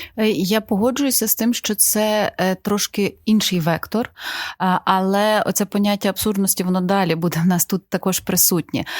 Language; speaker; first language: Ukrainian; native; Ukrainian